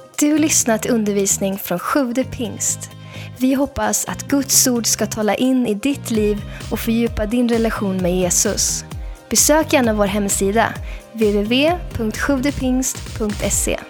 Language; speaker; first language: Swedish; native; Swedish